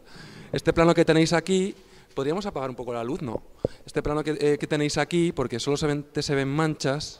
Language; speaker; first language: Spanish; native; Spanish